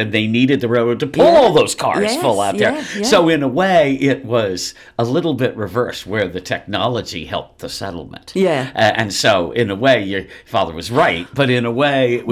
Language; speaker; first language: English; native; English